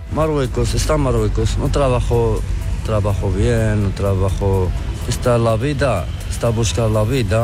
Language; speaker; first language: Spanish; non-native, learner; Arabic